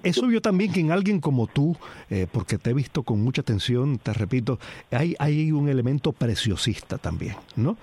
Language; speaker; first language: Spanish; native; Spanish